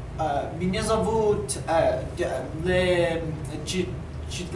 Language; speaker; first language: Russian; non-native, learner; English